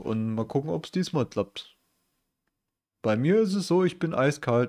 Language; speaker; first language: German; native; German